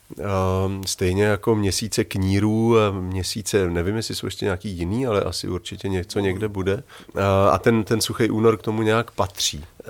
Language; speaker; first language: Czech; native; Czech